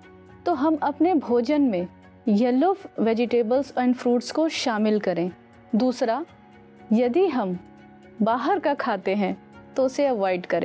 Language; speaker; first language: Hindi; native; Hindi